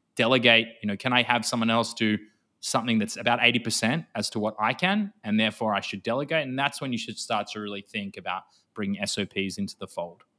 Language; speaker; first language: English; native; English